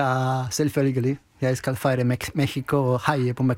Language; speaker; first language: Norwegian; non-native, fluent; Spanish